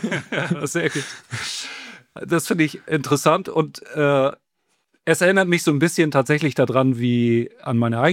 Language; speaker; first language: German; native; German